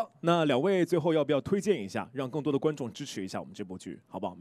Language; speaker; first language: Chinese; native; Chinese